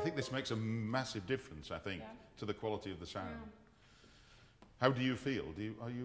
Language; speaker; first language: English; native; English